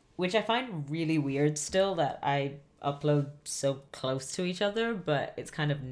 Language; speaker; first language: English; native; English